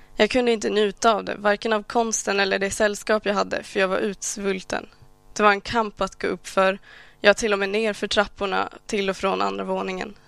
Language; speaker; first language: Swedish; early bilingual, other home language; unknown